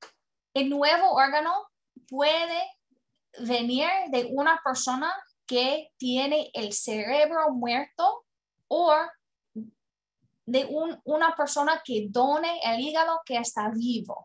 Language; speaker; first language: Spanish; non-native, learner; English